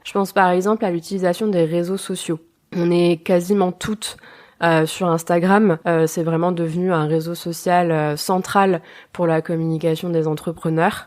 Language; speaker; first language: French; native; French